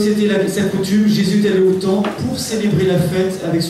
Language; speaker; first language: French; native; French